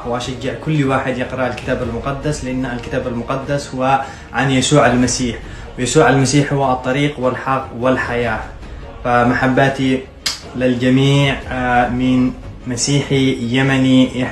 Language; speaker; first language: Arabic; native; Arabic